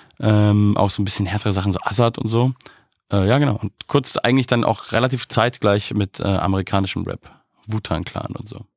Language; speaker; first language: German; native; German